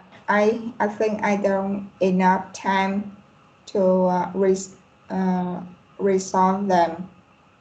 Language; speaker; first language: English; non-native, learner; Vietnamese